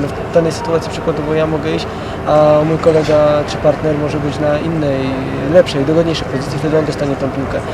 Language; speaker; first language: Polish; native; Polish